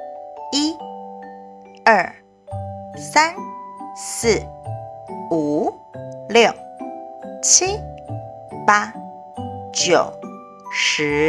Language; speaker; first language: Chinese; native; Chinese